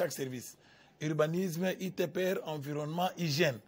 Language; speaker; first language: French; non-native, local second language; Lingala